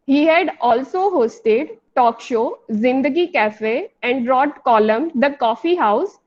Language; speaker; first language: English; non-native, local second language; Gujarati